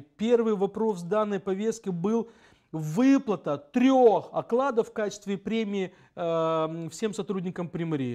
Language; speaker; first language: Russian; native; Russian